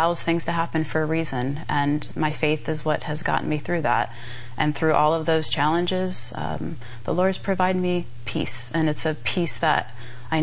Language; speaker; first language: English; native; English